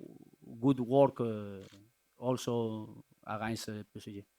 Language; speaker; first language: English; non-native, learner; Spanish